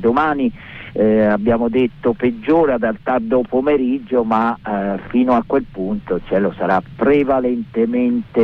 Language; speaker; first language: Italian; native; Italian